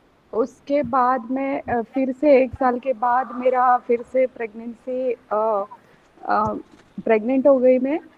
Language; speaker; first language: Hindi; non-native, local second language; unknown